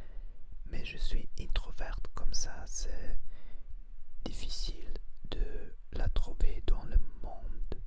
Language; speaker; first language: French; non-native, learner; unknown